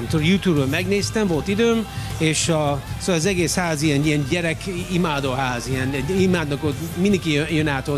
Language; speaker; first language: Hungarian; early bilingual, heritage; English